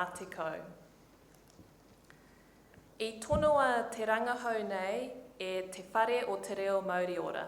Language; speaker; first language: Māori; non-native, local second language; English